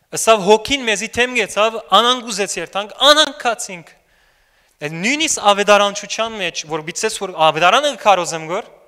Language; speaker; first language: Armenian; early bilingual, heritage; Armenian